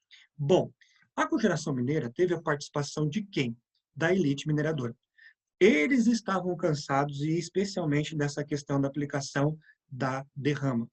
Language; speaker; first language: Portuguese; native; Portuguese